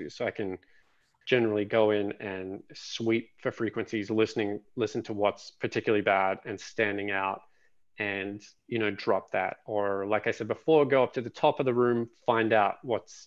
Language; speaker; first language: English; native; English